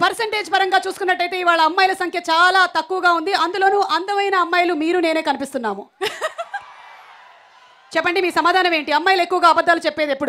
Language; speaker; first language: Telugu; native; Telugu